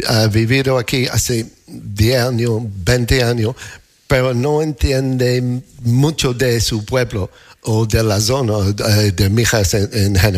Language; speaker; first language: Spanish; non-native, learner; English